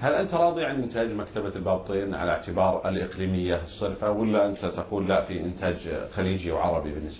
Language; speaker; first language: Arabic; native; Arabic